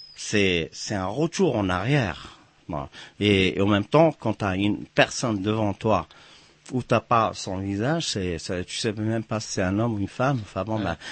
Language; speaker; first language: French; non-native, local second language; Arabic